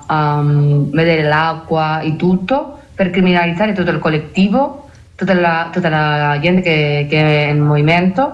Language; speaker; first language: Italian; non-native, learner; Spanish